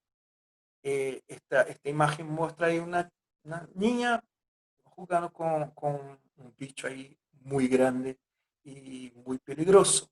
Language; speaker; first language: Spanish; non-native, fluent; Portuguese